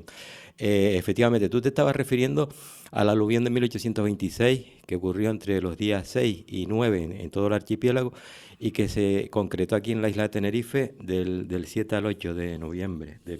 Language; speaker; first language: Spanish; native; Spanish